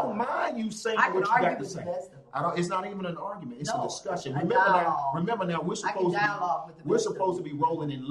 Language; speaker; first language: English; native; English